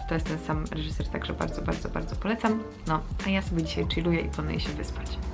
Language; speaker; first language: Polish; native; Polish